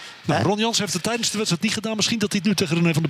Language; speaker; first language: Dutch; native; Dutch